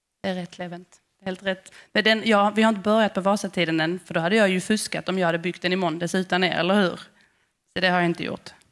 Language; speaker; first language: Swedish; native; Swedish